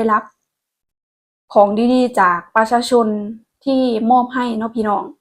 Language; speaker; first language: Thai; non-native, local second language; Lao